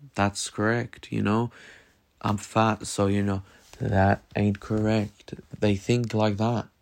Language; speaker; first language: English; non-native, fluent; Norwegian